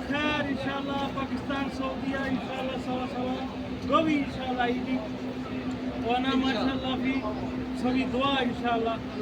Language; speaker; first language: Arabic; non-native, learner; Urdu